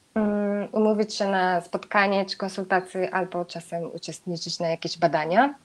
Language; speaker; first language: Polish; non-native, fluent; Japanese